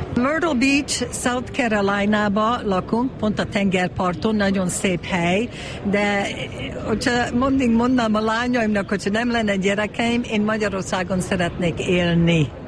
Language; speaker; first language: Hungarian; early bilingual, heritage; Hungarian